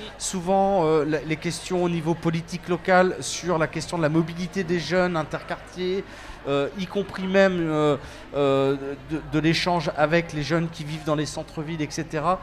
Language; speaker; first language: French; native; French